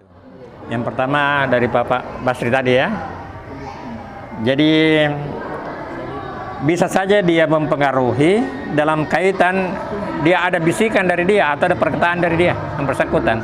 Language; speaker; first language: Indonesian; native; Indonesian